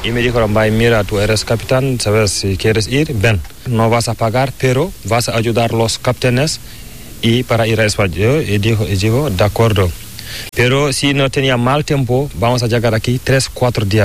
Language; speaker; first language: Spanish; non-native, learner; Fula